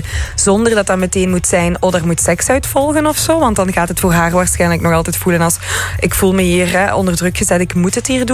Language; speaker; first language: Dutch; native; Dutch